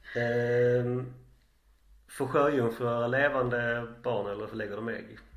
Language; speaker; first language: Swedish; native; Swedish